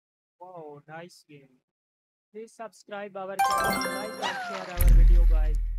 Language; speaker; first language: English; non-native, learner; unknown